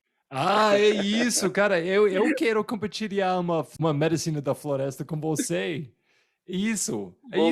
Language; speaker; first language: Portuguese; non-native, fluent; English